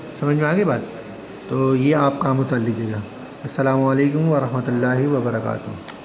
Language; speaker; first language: Urdu; native; Urdu